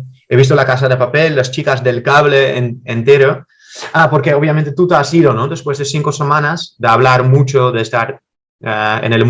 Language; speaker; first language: Spanish; non-native, fluent; Dutch